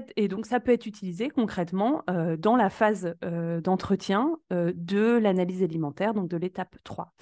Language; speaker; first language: French; native; French